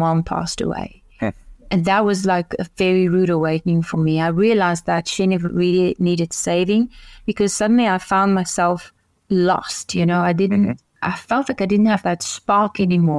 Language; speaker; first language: English; non-native, local second language; Afrikaans